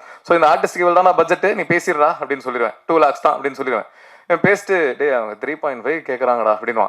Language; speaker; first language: Tamil; native; Tamil